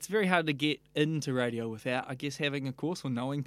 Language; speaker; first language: English; native; English